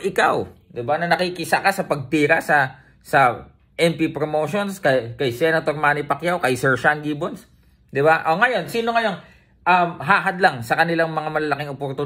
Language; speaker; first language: Filipino; native; Filipino